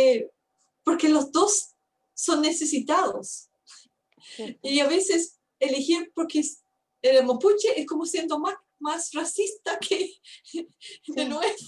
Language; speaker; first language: Spanish; non-native, fluent; English